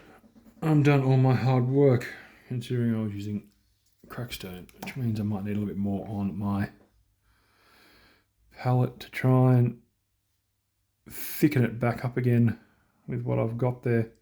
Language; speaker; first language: English; native; English